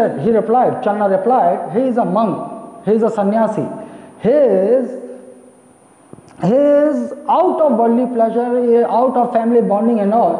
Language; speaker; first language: English; non-native, local second language; Hindi